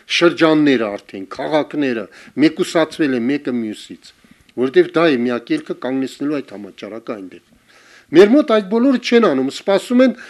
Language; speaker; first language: Armenian; native; Armenian